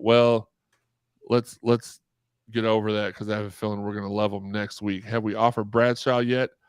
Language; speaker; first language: English; native; English